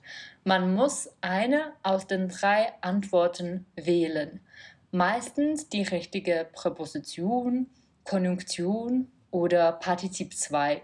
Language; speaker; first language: German; non-native, fluent; Czech